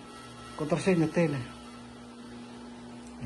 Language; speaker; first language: Spanish; non-native, learner; Filipino